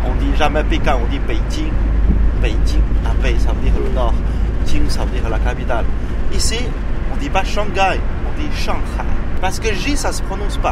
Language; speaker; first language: French; non-native, fluent; Chinese